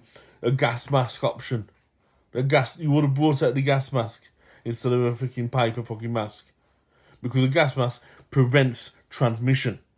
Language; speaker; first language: English; native; English